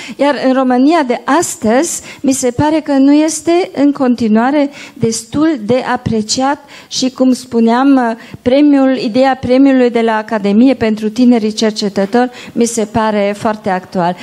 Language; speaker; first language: Romanian; non-native, local second language; German